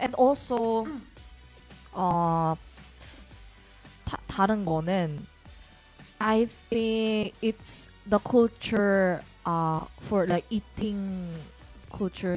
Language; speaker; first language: English; non-native, fluent; Korean